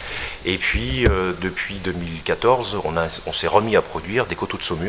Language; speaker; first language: French; native; French